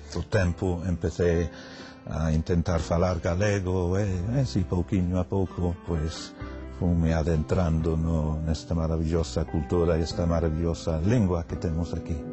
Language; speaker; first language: Galician; non-native, fluent; English